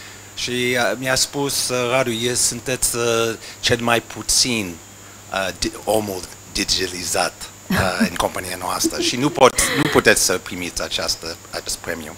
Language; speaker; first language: Romanian; non-native, learner; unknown